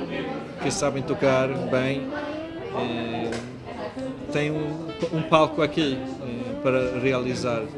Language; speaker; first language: Portuguese; non-native, fluent; Swedish